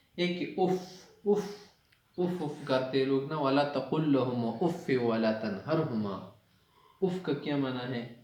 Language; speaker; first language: Urdu; non-native, local second language; Pashto